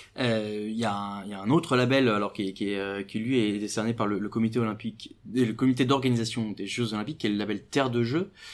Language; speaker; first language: French; native; French